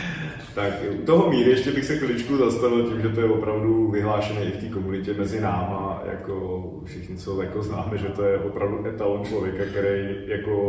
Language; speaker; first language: Czech; native; Czech